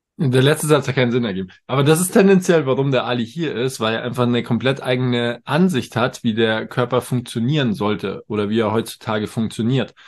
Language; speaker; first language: German; native; German